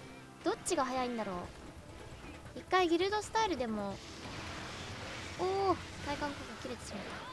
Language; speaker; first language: Japanese; native; Japanese